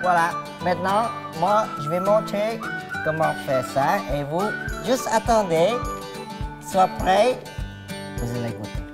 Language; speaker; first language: French; non-native, fluent; Vietnamese